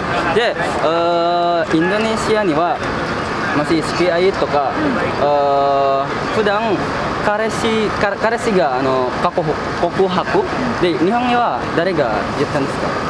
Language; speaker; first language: Japanese; non-native, learner; Indonesian